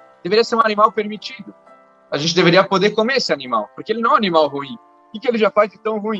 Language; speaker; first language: Portuguese; native; Portuguese